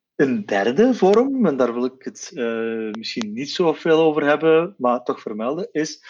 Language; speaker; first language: Dutch; non-native, local second language; Turkish